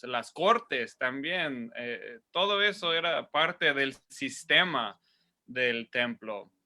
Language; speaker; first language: Spanish; non-native, fluent; English